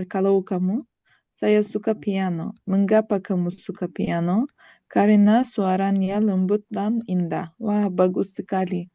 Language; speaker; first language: Indonesian; non-native, learner; Turkish